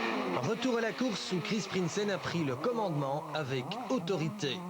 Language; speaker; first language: French; native; French